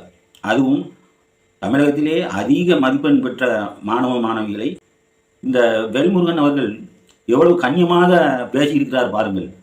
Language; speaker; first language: Tamil; native; Tamil